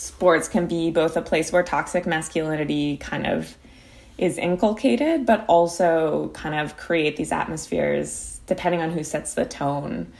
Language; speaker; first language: English; native; English